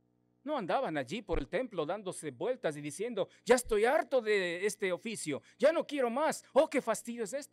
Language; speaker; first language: Spanish; native; Spanish